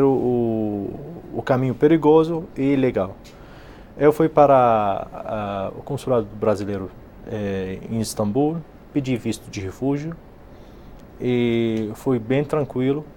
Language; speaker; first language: Portuguese; non-native, fluent; Arabic